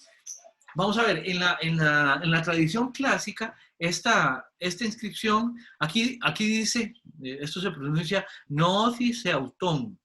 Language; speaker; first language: Spanish; native; Spanish